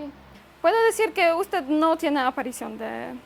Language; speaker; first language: Spanish; non-native, fluent; Polish